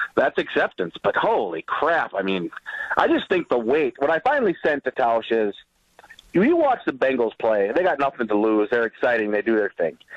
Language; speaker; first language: English; native; English